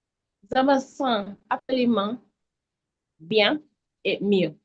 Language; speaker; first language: French; non-native, local second language; Wolof